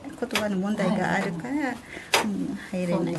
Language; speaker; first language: Japanese; non-native, fluent; Filipino